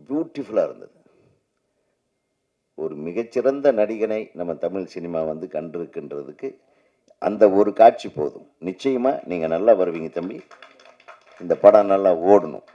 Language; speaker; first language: Tamil; native; Tamil